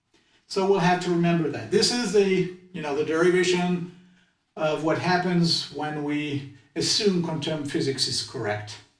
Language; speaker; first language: English; non-native, fluent; French